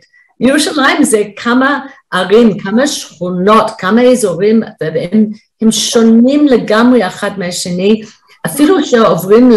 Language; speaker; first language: Hebrew; non-native, fluent; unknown